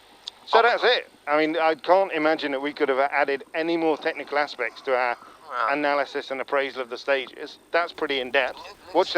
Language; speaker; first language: English; native; English